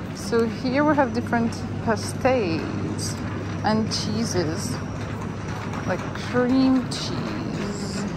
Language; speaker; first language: English; non-native, fluent; Russian